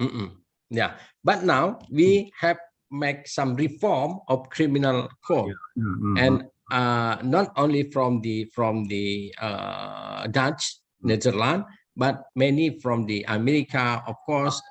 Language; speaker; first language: English; non-native, learner; Indonesian